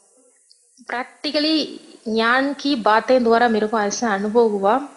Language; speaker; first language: Hindi; non-native, local second language; Tamil